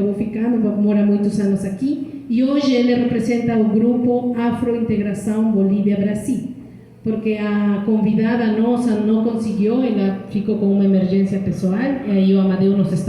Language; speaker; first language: Portuguese; non-native, fluent; Spanish